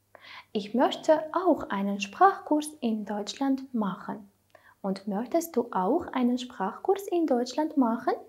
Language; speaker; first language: German; non-native, fluent; Armenian